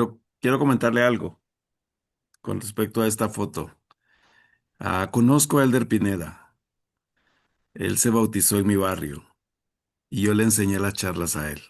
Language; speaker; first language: Spanish; native; Spanish